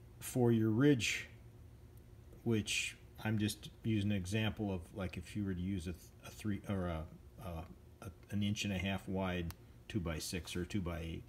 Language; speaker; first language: English; native; English